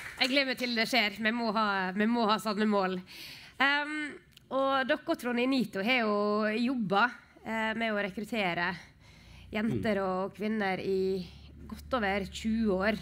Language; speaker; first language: Norwegian; native; Norwegian